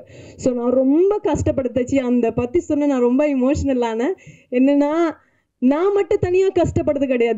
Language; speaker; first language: Tamil; non-native, learner; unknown